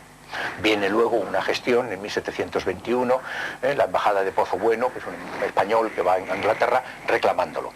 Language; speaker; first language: Spanish; native; Spanish